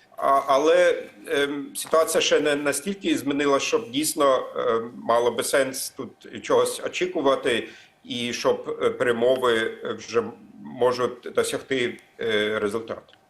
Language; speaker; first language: Ukrainian; non-native, fluent; German